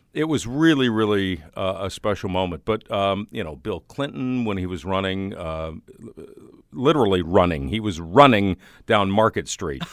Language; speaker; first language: English; native; English